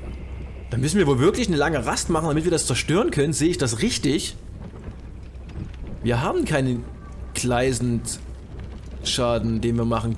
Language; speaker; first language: German; native; German